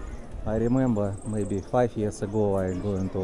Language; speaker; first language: English; non-native, learner; Russian